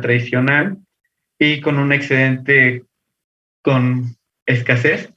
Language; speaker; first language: Spanish; native; Spanish